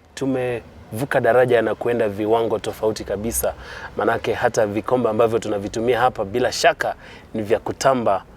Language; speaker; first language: Swahili; non-native, local second language; Gusii